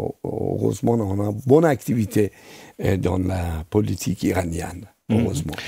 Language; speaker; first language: French; non-native, fluent; Persian